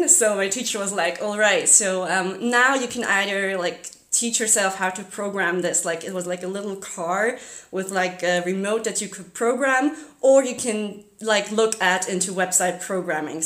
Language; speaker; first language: English; non-native, fluent; German